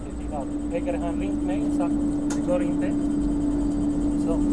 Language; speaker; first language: Swedish; non-native, learner; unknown